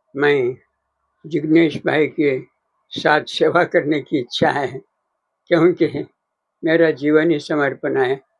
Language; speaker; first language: Hindi; non-native, local second language; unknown